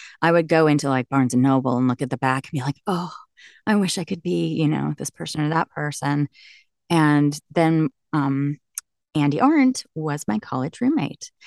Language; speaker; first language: English; native; English